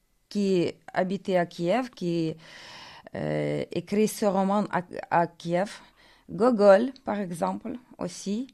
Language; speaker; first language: French; non-native, fluent; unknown